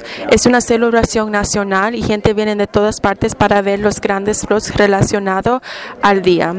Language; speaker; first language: Spanish; non-native, fluent; English